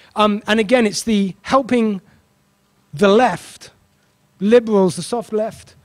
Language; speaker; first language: English; native; English